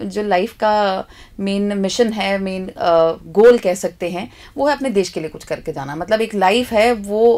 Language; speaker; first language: Hindi; native; Hindi